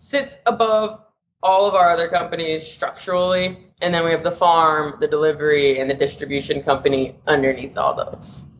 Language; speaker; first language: English; native; English